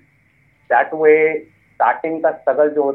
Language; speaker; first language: English; non-native, local second language; Hindi